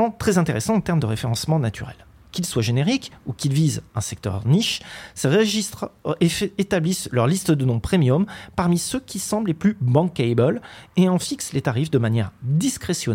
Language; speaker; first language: French; native; French